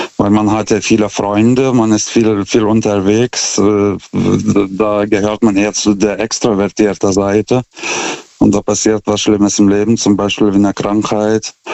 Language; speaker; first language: German; non-native, fluent; Lithuanian